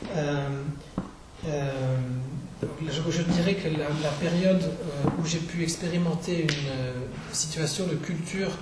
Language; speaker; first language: French; non-native, fluent; Czech